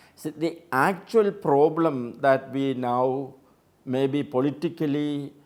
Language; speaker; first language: English; non-native, local second language; Malayalam